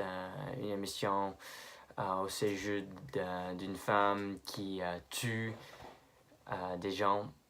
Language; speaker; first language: French; non-native, fluent; English